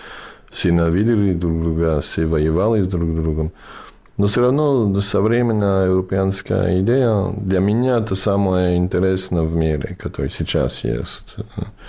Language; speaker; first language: Russian; non-native, fluent; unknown